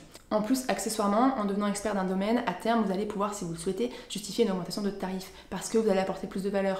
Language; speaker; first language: French; native; French